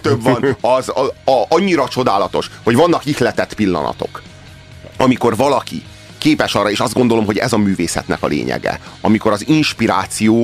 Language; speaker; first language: Hungarian; native; Hungarian